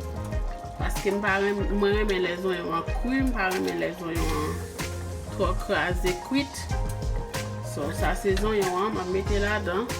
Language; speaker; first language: French; non-native, learner; Haitian Creole